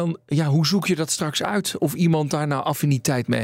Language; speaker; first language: Dutch; native; Dutch